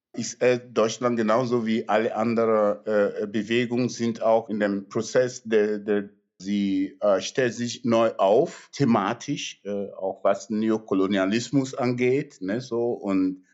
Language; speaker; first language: German; non-native, fluent; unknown